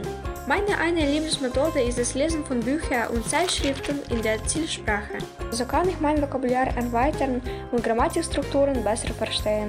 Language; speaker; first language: German; non-native, fluent; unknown